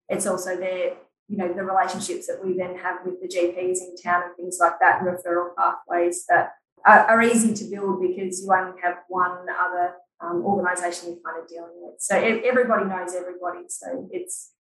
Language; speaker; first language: English; native; English